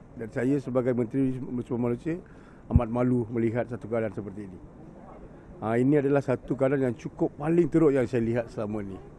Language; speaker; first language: Malay; non-native, local second language; Tamil